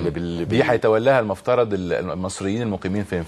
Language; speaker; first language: Arabic; native; Arabic